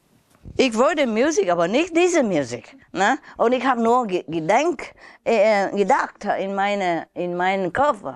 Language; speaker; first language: German; non-native, learner; Vietnamese